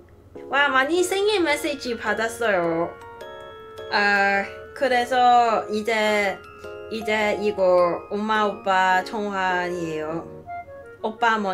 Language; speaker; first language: Korean; non-native, learner; Cantonese